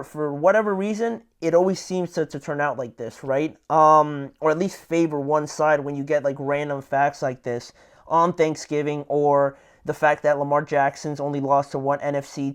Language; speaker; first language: English; native; English